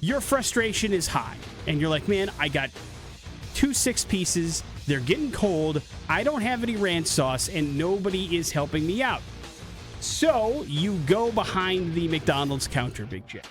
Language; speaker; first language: English; native; English